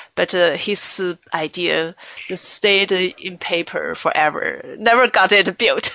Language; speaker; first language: English; non-native, fluent; Chinese